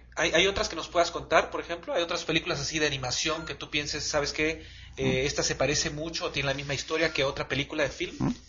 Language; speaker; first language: Spanish; native; Spanish